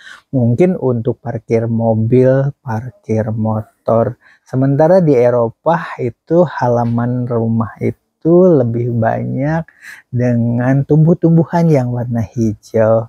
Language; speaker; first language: Indonesian; native; Indonesian